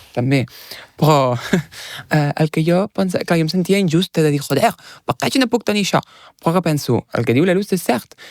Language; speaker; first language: Catalan; native; Catalan